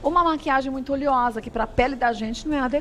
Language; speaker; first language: Portuguese; native; Portuguese